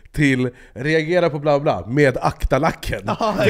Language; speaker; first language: Swedish; native; Swedish